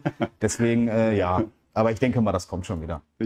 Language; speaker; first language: German; native; German